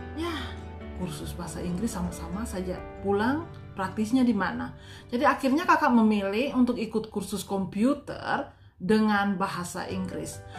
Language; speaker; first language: Indonesian; non-native, local second language; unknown